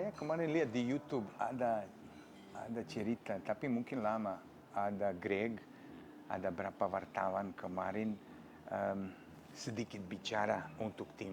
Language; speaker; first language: Indonesian; non-native, fluent; Serbian